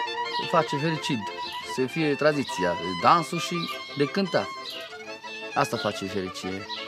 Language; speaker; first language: Romanian; non-native, local second language; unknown